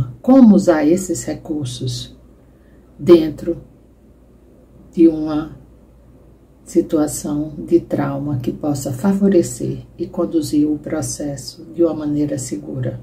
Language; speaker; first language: Portuguese; native; Portuguese